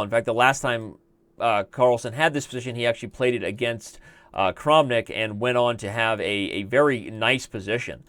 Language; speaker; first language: English; native; English